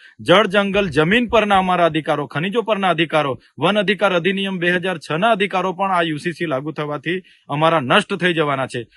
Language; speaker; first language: Gujarati; non-native, local second language; Vasavi